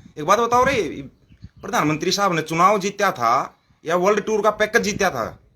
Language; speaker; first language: Hindi; native; Hindi